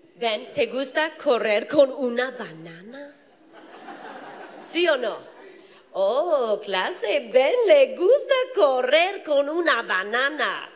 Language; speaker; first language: Spanish; non-native, fluent; English